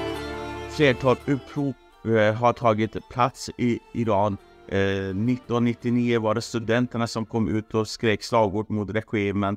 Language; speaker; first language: Swedish; non-native, fluent; Persian